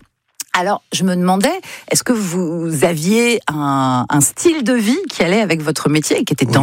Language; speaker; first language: French; native; French